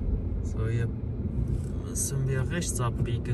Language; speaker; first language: German; non-native, fluent; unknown